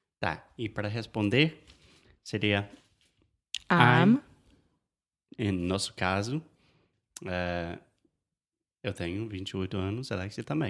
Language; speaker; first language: Portuguese; non-native, fluent; English